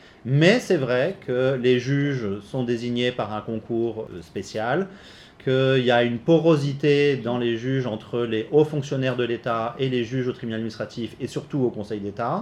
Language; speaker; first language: French; native; French